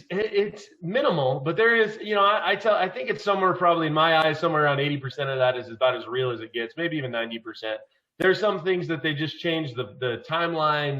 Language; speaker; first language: English; native; English